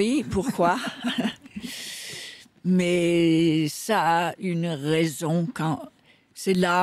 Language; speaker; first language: French; non-native, fluent; Danish